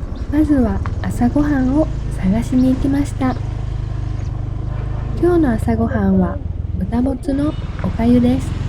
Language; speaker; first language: Japanese; non-native, fluent; Vietnamese